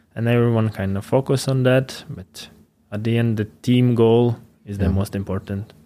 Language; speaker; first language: English; non-native, fluent; Latvian